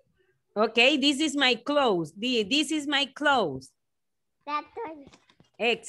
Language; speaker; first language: English; non-native, learner; Spanish